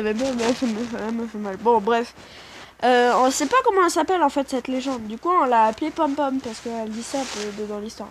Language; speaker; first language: French; native; French